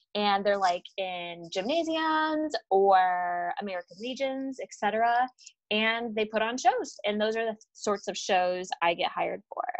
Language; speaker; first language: English; native; English